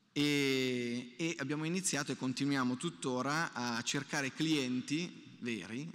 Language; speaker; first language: Italian; native; Italian